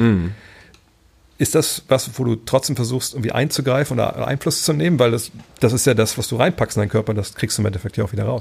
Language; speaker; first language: German; native; German